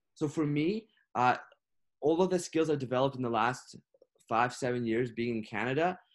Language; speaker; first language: English; non-native, fluent; Russian